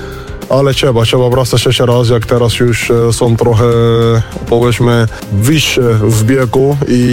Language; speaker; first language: Polish; non-native, learner; Spanish